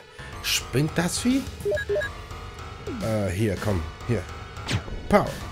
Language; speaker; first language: German; native; German